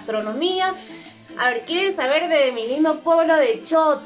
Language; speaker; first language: Spanish; native; Spanish